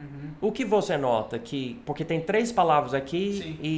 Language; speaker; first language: Portuguese; non-native, fluent; English